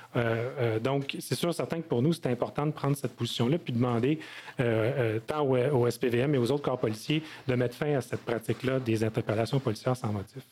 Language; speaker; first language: French; native; French